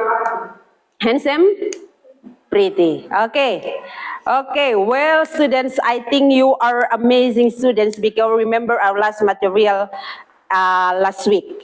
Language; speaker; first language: English; non-native, fluent; Indonesian